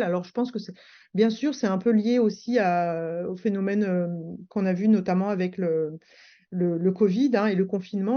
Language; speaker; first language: French; native; French